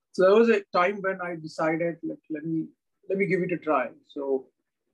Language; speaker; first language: English; non-native, local second language; Marathi